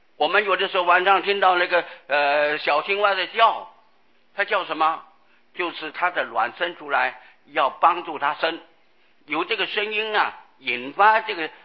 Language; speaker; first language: Chinese; non-native, local second language; Hakka Chinese